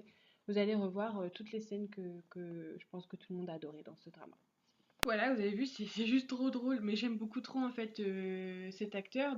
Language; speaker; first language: French; native; French